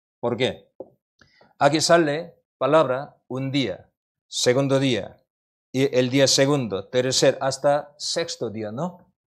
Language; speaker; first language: Spanish; non-native, learner; Korean